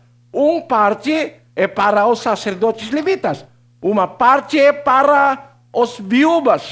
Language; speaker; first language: Portuguese; non-native, learner; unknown